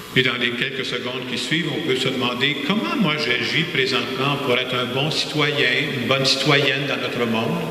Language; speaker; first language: French; native; French